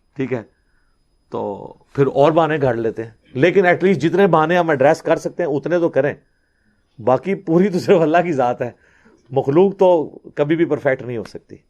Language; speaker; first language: Urdu; non-native, local second language; Punjabi